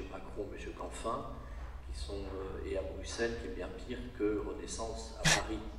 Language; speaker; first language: French; native; French